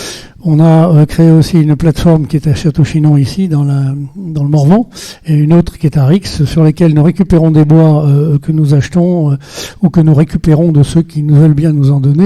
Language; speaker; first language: French; native; French